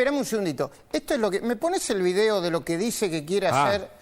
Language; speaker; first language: Spanish; native; Spanish